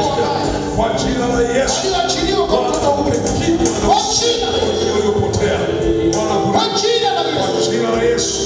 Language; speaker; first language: Swahili; native; Swahili